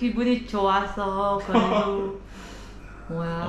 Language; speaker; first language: Korean; non-native, learner; Indonesian